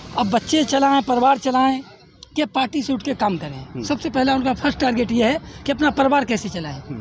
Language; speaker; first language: Hindi; native; Hindi